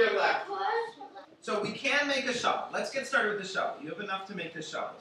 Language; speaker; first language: English; native; English